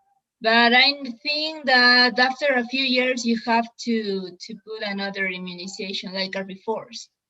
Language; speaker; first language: English; non-native, learner; Spanish